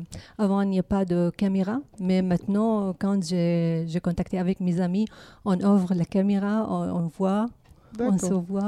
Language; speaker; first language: French; non-native, learner; Arabic